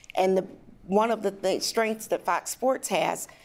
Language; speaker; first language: English; native; English